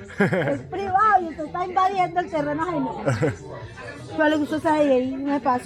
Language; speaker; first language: Spanish; native; Spanish